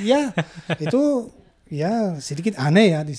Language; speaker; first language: Indonesian; non-native, learner; German